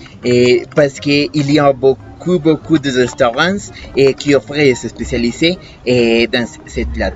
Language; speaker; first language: French; non-native, learner; Spanish